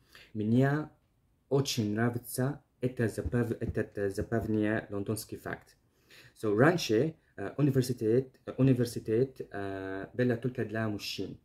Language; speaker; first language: Russian; non-native, learner; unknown